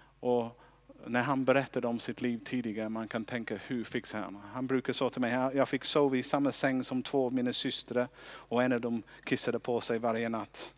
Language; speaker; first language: Swedish; non-native, fluent; English